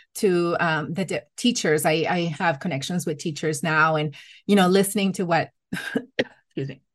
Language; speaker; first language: English; non-native, fluent; Spanish